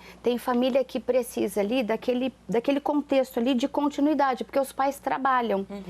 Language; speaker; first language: Portuguese; native; Portuguese